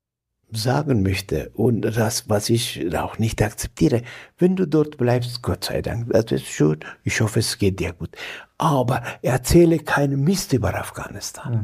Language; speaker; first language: German; non-native, fluent; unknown